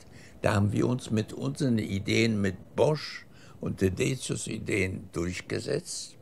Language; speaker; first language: German; early bilingual, heritage; German